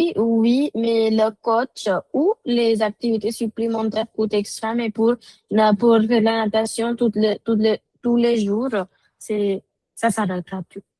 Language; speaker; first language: French; non-native, fluent; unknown